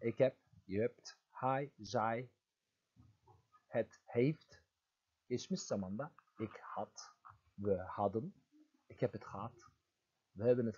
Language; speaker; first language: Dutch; non-native, fluent; Turkish